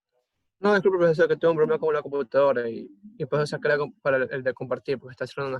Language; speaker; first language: Spanish; native; Spanish